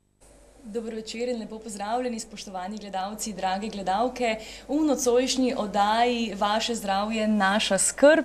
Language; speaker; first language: Slovenian; native; Slovenian